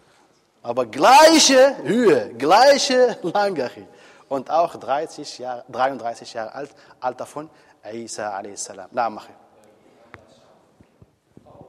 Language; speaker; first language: German; non-native, fluent; Arabic